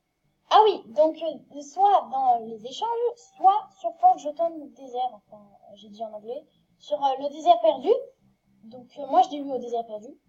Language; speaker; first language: French; native; French